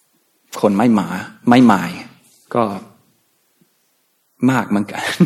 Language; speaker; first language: Thai; non-native, fluent; English